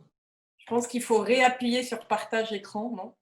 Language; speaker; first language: French; native; French